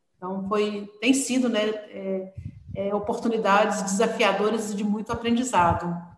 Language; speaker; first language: Portuguese; native; Portuguese